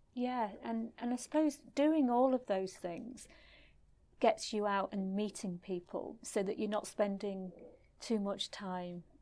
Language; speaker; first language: English; native; English